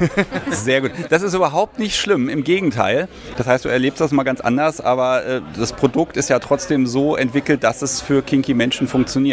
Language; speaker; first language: German; native; German